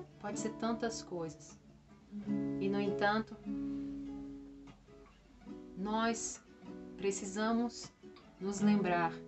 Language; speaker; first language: Portuguese; native; Portuguese